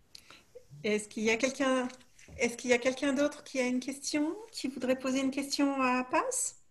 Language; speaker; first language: French; native; French